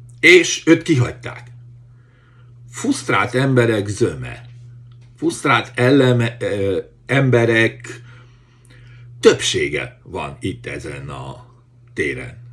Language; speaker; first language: Hungarian; native; Hungarian